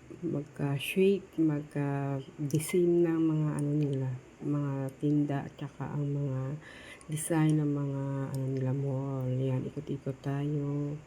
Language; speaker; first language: Filipino; non-native, local second language; Hiligaynon